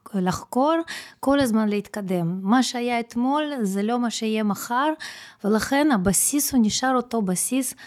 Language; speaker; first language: Hebrew; non-native, fluent; Russian